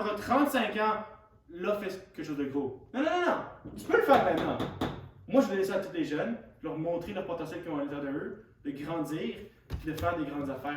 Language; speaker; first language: French; native; French